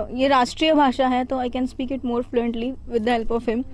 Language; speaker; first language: Hindi; non-native, local second language; Marathi